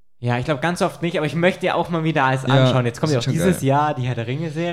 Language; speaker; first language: German; native; German